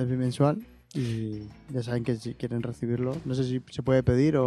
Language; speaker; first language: Spanish; native; Spanish